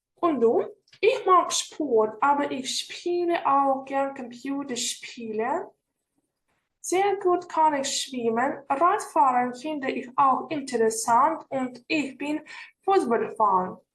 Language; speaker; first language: German; non-native, fluent; Ukrainian